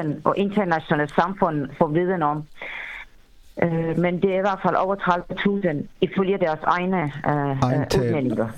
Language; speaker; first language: Danish; non-native, fluent; Persian